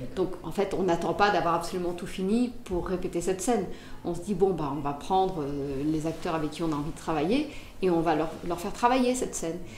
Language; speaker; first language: French; native; French